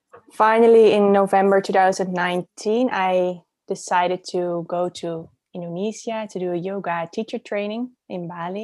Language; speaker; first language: English; non-native, fluent; Dutch